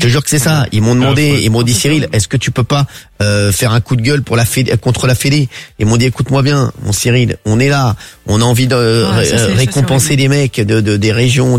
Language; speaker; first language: French; native; French